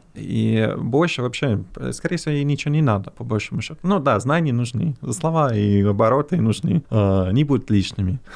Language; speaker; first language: Russian; non-native, fluent; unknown